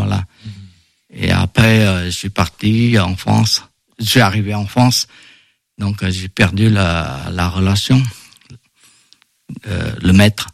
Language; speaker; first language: French; non-native, fluent; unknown